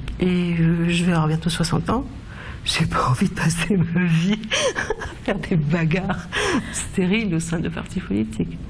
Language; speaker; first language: French; non-native, local second language; Swiss German